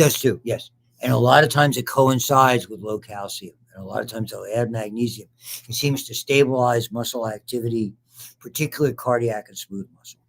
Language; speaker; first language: English; native; English